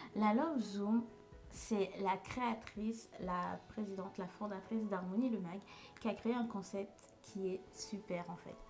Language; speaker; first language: French; non-native, local second language; Haitian Creole